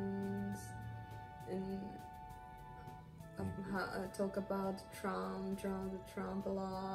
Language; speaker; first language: English; non-native, learner; Japanese